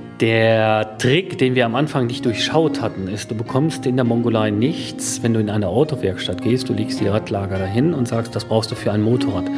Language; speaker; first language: German; native; German